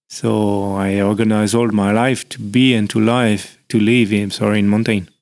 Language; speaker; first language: English; non-native, learner; French